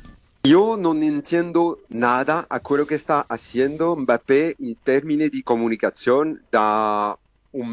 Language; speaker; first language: Spanish; non-native, learner; French